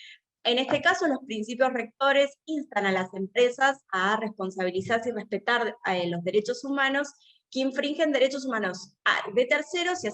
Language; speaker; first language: Spanish; native; Spanish